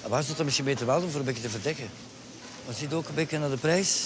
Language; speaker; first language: Dutch; native; Dutch